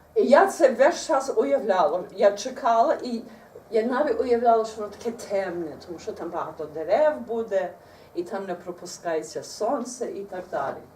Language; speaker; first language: Ukrainian; early bilingual, heritage; Ukrainian